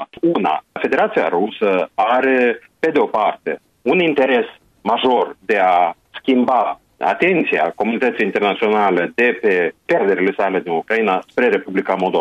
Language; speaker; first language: Romanian; native; Romanian